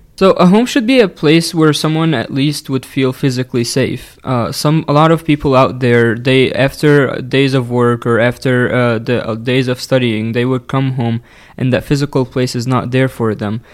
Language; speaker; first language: English; non-native, fluent; Arabic